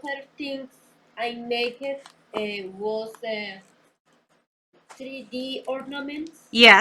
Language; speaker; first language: English; non-native, learner; Spanish